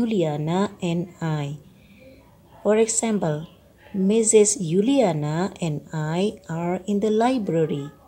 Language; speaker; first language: English; non-native, fluent; Indonesian